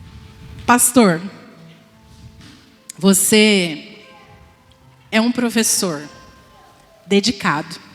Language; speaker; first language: Portuguese; native; Portuguese